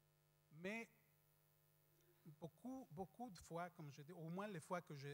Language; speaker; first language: French; non-native, fluent; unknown